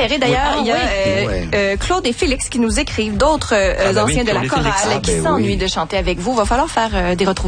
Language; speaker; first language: French; native; French